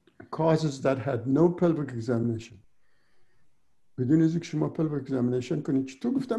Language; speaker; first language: English; non-native, fluent; Persian